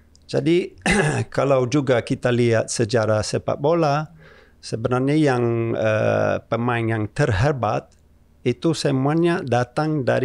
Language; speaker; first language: Indonesian; non-native, fluent; English